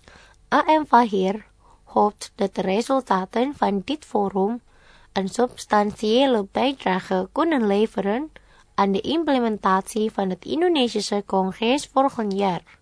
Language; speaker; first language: Dutch; non-native, fluent; Indonesian